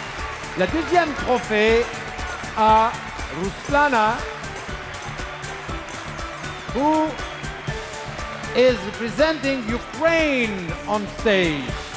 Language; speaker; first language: French; non-native, learner; Turkish